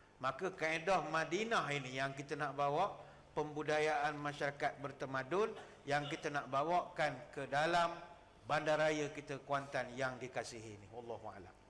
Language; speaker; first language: Malay; native; Malay